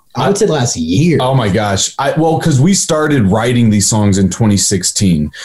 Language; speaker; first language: English; native; English